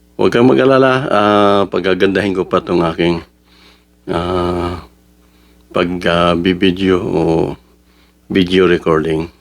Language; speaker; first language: Filipino; non-native, local second language; Cebuano